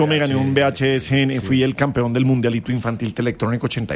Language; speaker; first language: Spanish; native; Spanish